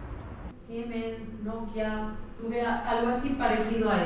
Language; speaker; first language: Spanish; native; Spanish